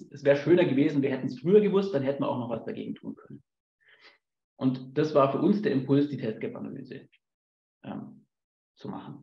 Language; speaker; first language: German; native; German